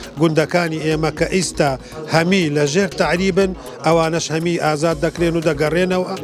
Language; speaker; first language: Central Kurdish; non-native, local second language; Kurdish